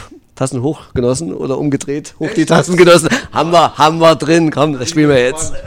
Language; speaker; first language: German; native; German